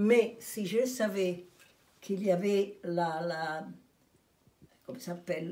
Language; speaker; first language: French; non-native, fluent; Italian